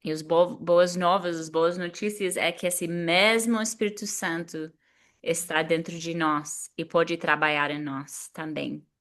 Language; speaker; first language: Portuguese; non-native, fluent; English